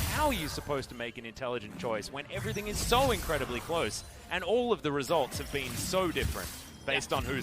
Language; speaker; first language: English; native; English